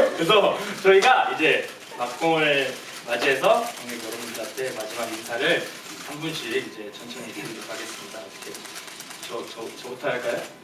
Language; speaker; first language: Korean; native; Korean